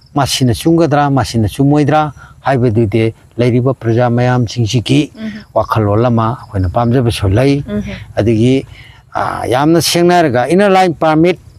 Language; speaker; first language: Manipuri; native; Manipuri